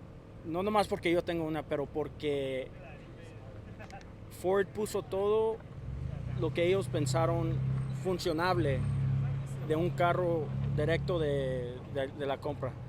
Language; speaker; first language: Spanish; early bilingual, other home language; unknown